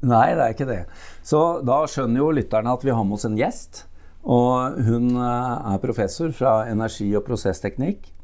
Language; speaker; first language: Norwegian; native; Norwegian